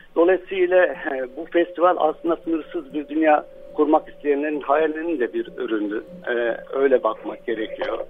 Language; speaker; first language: Turkish; non-native, local second language; Arabic